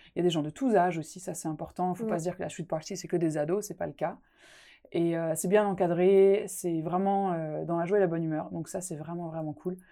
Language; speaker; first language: French; native; French